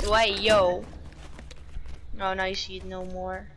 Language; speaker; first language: English; non-native, learner; Dutch